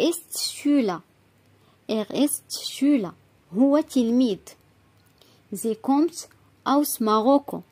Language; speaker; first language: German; non-native, fluent; Arabic